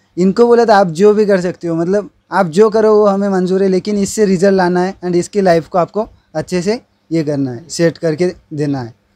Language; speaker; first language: Hindi; non-native, local second language; Marathi